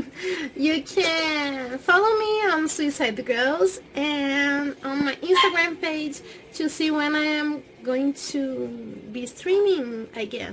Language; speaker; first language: English; non-native, fluent; Portuguese